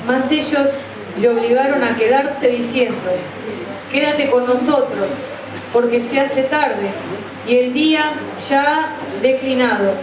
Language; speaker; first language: Spanish; native; Spanish